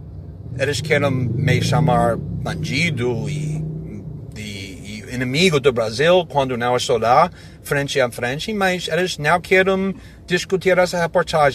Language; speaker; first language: Portuguese; non-native, fluent; English